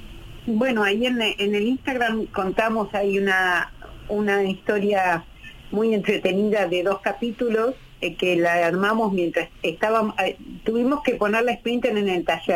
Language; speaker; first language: Spanish; native; Spanish